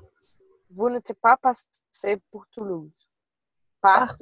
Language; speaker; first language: French; non-native, learner; Portuguese